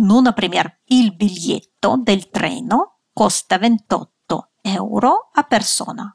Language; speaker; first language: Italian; non-native, fluent; Russian